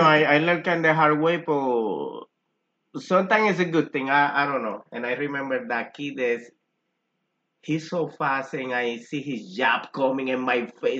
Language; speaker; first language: English; non-native, learner; Spanish